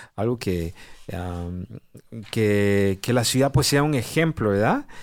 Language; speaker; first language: Spanish; native; Spanish